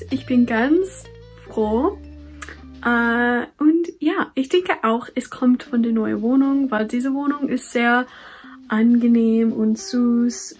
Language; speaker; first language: German; non-native, fluent; English